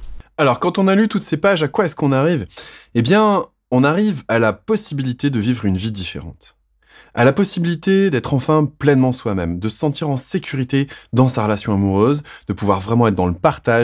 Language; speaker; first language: French; native; French